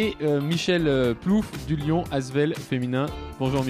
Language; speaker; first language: French; native; French